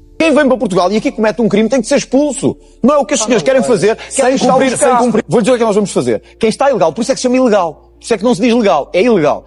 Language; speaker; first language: Portuguese; native; Portuguese